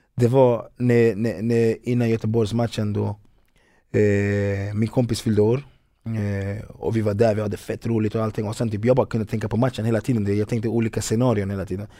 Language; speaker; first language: Swedish; early bilingual, other home language; Ganda